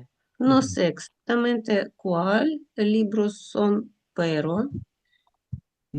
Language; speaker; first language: Spanish; non-native, learner; Russian